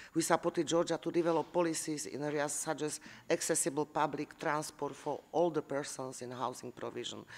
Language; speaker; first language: English; non-native, fluent; Slovak